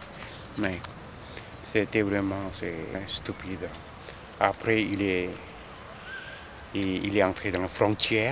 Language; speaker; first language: French; non-native, fluent; Korean